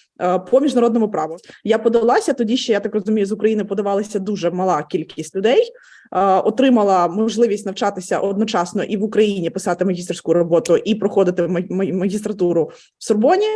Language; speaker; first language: Ukrainian; native; Ukrainian